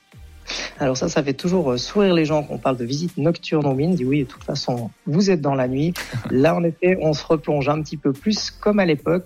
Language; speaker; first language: French; native; French